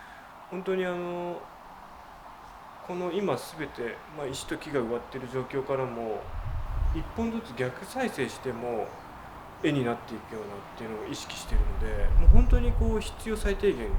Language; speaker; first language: Japanese; native; Japanese